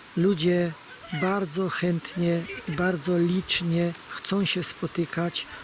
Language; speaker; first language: Polish; native; Polish